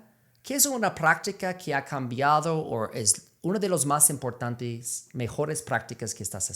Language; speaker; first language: Spanish; non-native, fluent; English